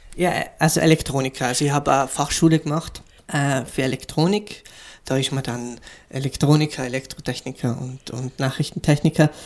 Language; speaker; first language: German; native; German